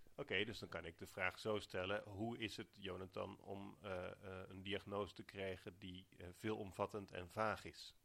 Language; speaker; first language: Dutch; native; Dutch